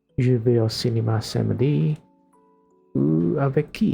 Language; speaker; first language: French; non-native, learner; English